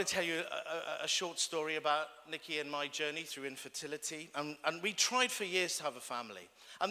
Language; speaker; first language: English; native; English